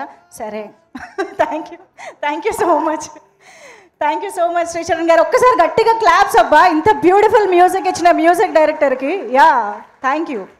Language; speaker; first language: Telugu; native; Telugu